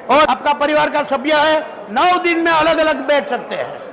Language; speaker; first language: Hindi; non-native, local second language; Gujarati